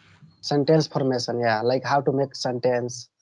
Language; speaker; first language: English; non-native, learner; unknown